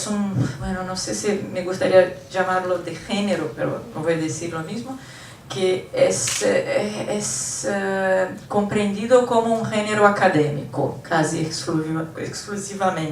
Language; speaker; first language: Spanish; non-native, fluent; Portuguese